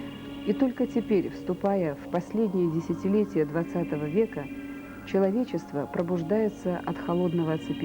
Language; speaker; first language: Russian; native; Russian